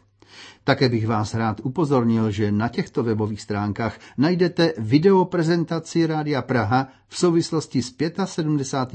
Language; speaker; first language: Czech; native; Czech